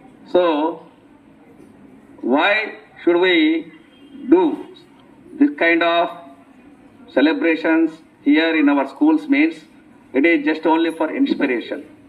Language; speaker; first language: English; non-native, local second language; Telugu